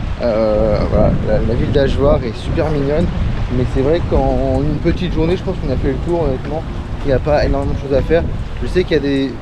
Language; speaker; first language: French; native; French